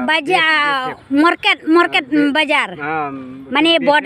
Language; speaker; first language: Hindi; non-native, local second language; Khasi